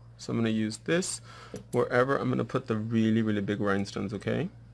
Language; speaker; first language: English; early bilingual, other home language; Spanish